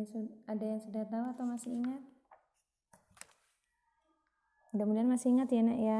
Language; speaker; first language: Indonesian; native; Indonesian